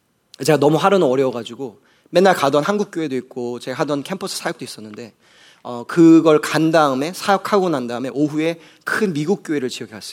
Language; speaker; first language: Korean; native; Korean